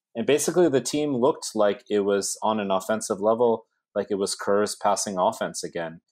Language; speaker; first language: English; native; English